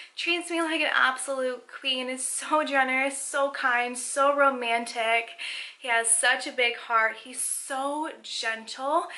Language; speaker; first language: English; native; English